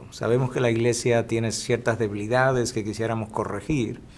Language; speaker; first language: Spanish; native; Spanish